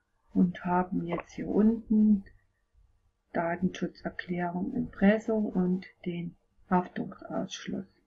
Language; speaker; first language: German; native; German